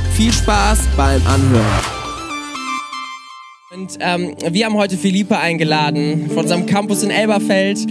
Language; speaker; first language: German; non-native, fluent; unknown